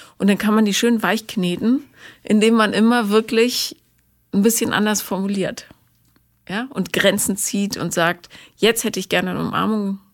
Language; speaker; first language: German; native; German